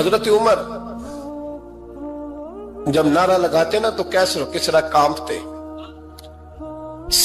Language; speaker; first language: Urdu; native; Urdu